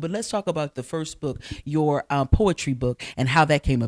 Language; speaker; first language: English; native; English